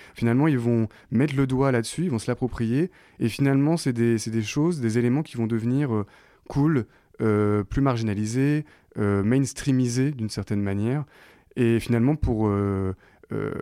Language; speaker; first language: French; native; French